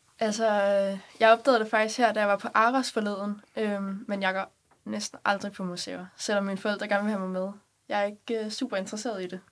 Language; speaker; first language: Danish; native; Danish